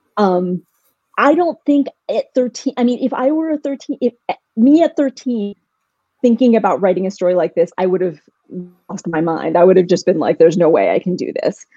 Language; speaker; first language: English; early bilingual, other home language; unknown